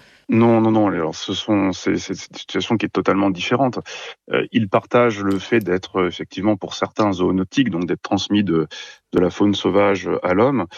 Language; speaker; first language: French; native; French